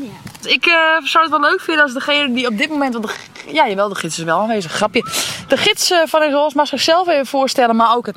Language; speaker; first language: Dutch; native; Dutch